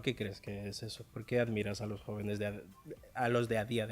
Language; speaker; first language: Spanish; early bilingual, other home language; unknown